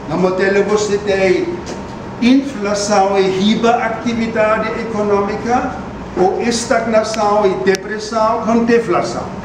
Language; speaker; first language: Portuguese; non-native, fluent; German